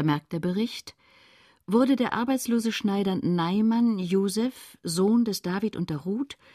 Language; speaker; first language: German; native; German